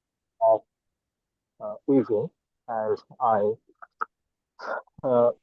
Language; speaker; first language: English; non-native, learner; Bangla